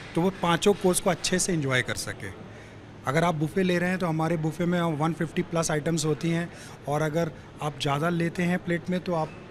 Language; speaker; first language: Hindi; native; Hindi